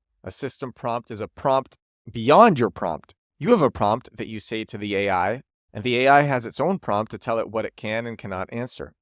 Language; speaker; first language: English; native; English